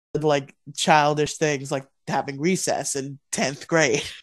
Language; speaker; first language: English; native; English